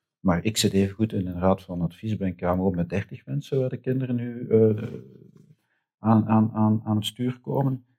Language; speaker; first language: Dutch; native; Dutch